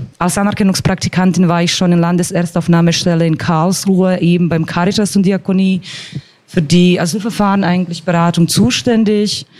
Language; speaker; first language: German; non-native, fluent; Croatian